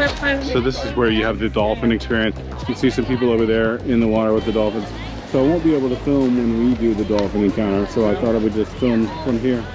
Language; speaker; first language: English; native; English